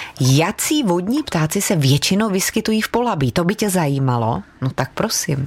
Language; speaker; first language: Czech; native; Czech